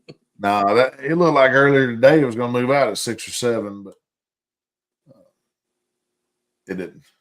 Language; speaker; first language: English; native; English